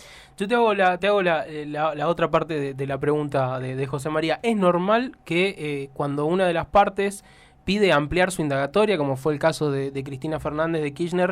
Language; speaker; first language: Spanish; native; Spanish